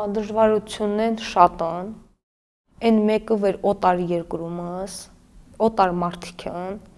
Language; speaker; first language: Armenian; native; Armenian